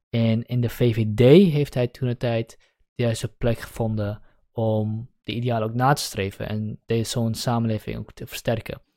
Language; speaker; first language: Dutch; early bilingual, other home language; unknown